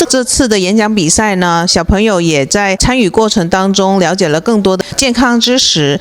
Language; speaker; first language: Chinese; native; Chinese